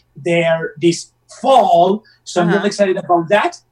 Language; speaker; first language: English; non-native, fluent; Italian